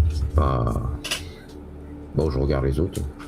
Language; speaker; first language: French; native; French